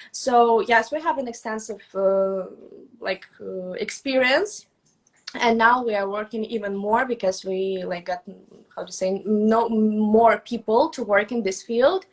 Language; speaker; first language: English; non-native, fluent; Russian